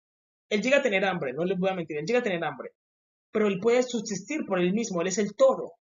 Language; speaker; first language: Spanish; native; Spanish